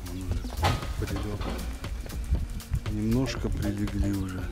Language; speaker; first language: Russian; native; Russian